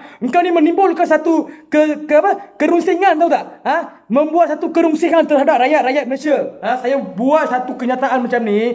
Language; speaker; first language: Malay; non-native, local second language; Tamil